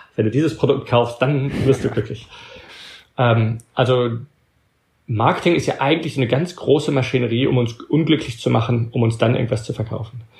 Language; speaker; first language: German; early bilingual, heritage; German